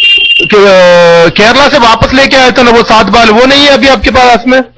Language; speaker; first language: Hindi; non-native, local second language; Malayalam